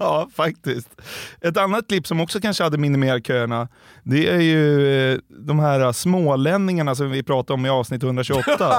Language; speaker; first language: Swedish; native; Swedish